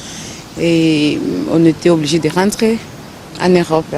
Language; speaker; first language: French; non-native, local second language; Swahili